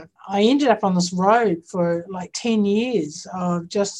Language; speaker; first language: English; native; English